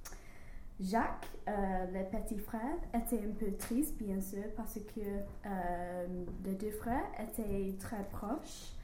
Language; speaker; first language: French; non-native, learner; English